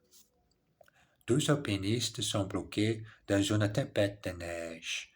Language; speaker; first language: French; non-native, learner; English